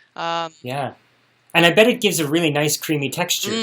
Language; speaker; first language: English; native; English